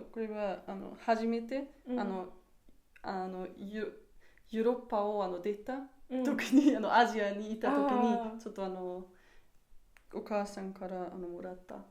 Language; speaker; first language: Japanese; non-native, learner; German